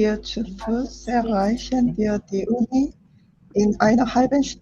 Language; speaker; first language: German; non-native, learner; Korean